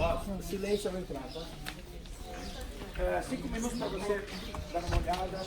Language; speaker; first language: Portuguese; native; Portuguese